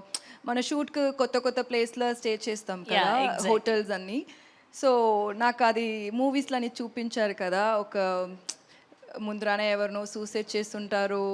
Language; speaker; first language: Telugu; non-native, learner; Tamil